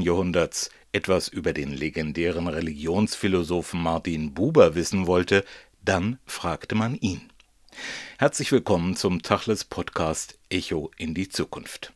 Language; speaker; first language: German; native; German